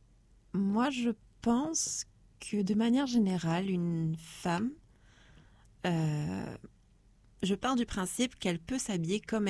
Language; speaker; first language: French; native; French